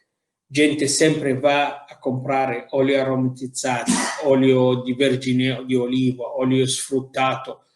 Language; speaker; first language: Italian; non-native, fluent; Arabic